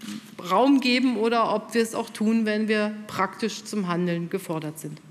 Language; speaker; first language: German; native; German